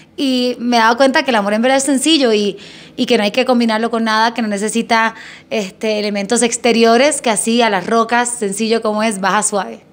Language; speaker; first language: Spanish; native; Spanish